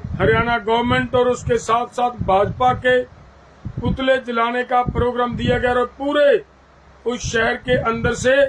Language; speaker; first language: Hindi; native; Hindi